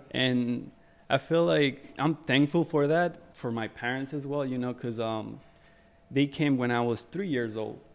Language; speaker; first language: English; early bilingual, other home language; Spanish